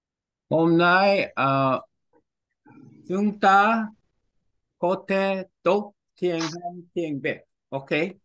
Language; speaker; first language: Vietnamese; non-native, learner; Korean